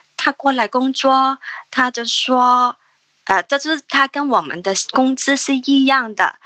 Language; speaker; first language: Chinese; non-native, local second language; Cantonese